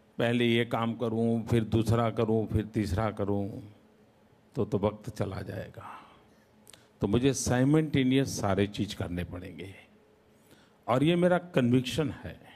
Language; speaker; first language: Hindi; non-native, local second language; Gujarati